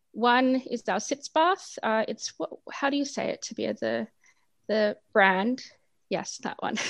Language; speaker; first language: English; native; English